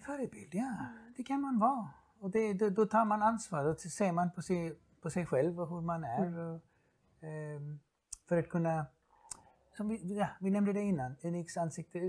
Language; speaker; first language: Swedish; non-native, fluent; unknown